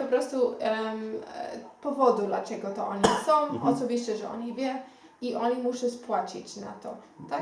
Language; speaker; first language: Polish; non-native, learner; Xhosa